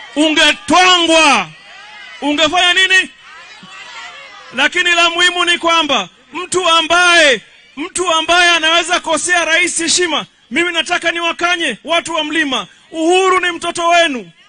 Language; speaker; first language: Swahili; native; Swahili